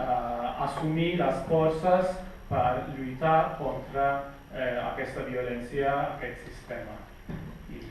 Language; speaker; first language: Catalan; non-native, fluent; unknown